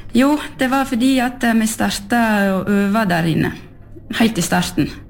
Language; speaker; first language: Norwegian; early bilingual, heritage; French